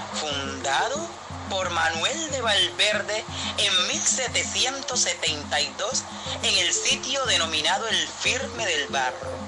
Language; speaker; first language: Spanish; native; Spanish